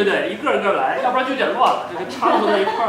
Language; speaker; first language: Chinese; native; Chinese